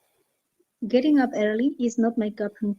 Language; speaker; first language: English; non-native, learner; Spanish